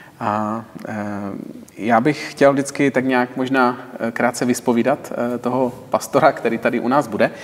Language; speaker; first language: Czech; native; Czech